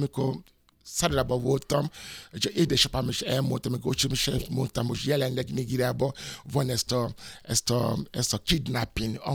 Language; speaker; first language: Hungarian; non-native, fluent; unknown